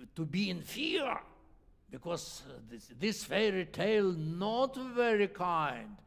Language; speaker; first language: English; non-native, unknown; Russian